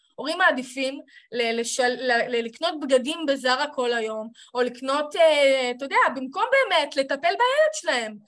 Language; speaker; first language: Hebrew; native; Hebrew